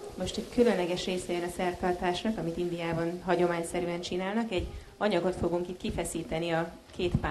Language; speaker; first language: Hungarian; native; Hungarian